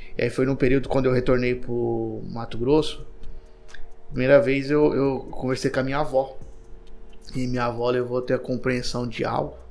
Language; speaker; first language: Portuguese; native; Portuguese